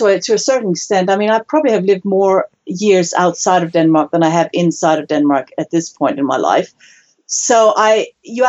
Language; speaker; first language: English; non-native, fluent; Danish